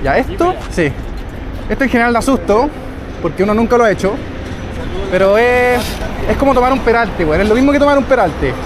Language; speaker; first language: Spanish; native; Spanish